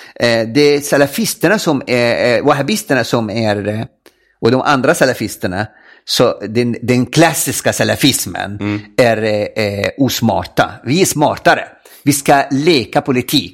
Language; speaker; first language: Swedish; non-native, fluent; Arabic